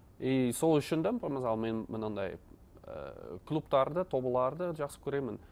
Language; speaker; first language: Kazakh; non-native, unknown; Dutch